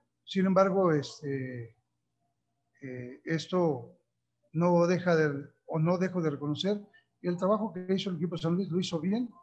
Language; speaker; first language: Spanish; native; Spanish